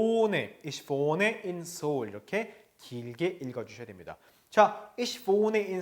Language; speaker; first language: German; non-native, fluent; Korean